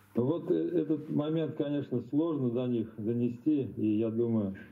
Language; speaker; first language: Russian; native; Russian